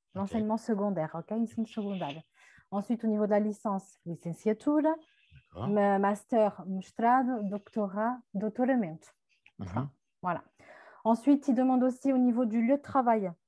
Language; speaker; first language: French; native; French